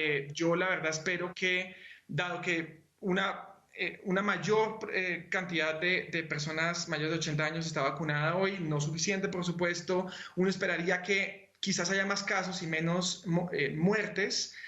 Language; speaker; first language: Spanish; native; Spanish